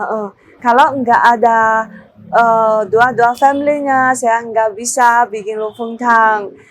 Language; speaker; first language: Indonesian; non-native, learner; Chinese